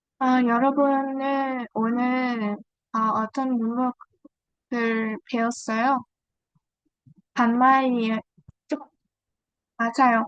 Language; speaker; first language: Korean; non-native, learner; Vietnamese